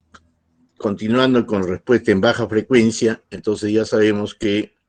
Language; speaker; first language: Spanish; native; Spanish